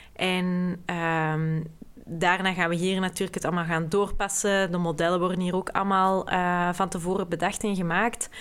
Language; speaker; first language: Dutch; native; Dutch